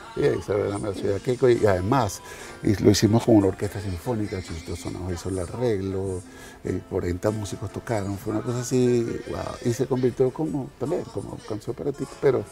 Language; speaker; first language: Spanish; native; Spanish